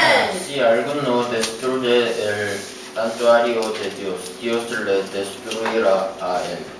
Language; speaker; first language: Spanish; non-native, learner; Korean